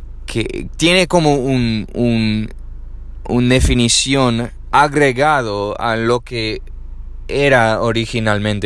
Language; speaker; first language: Spanish; non-native, learner; English